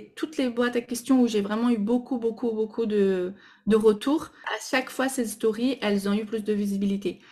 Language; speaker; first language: French; non-native, fluent; Portuguese